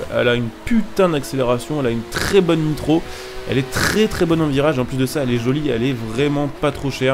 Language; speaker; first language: French; native; French